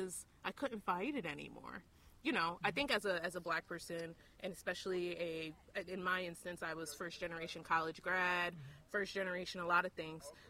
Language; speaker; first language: English; native; English